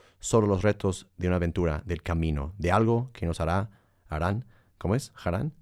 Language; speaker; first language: Spanish; early bilingual, heritage; Spanish